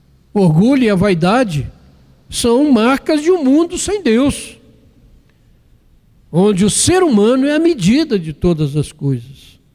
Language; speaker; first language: Portuguese; native; Portuguese